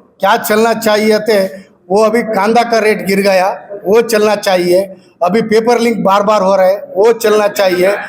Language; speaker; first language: Hindi; non-native, local second language; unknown